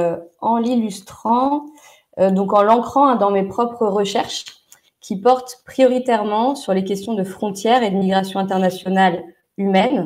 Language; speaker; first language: French; native; French